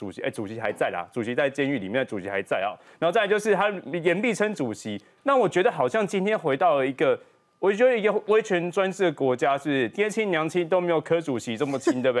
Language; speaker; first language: Chinese; native; Chinese